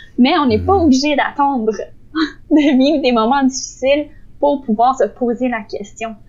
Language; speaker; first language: French; native; French